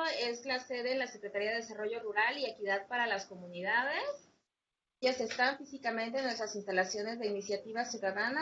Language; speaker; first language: Spanish; native; Spanish